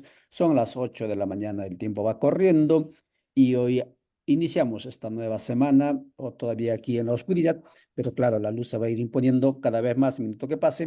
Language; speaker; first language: Spanish; native; Spanish